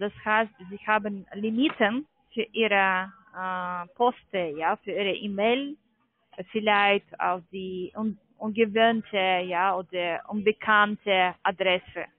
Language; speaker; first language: German; non-native, learner; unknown